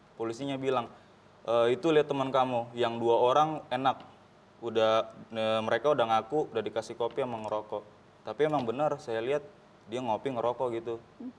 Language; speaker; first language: Indonesian; native; Indonesian